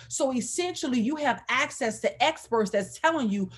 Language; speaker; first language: English; native; English